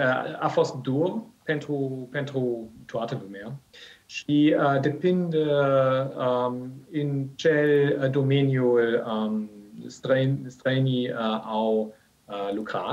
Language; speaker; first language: Romanian; non-native, learner; German